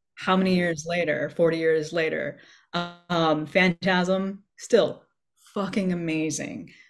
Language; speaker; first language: English; native; English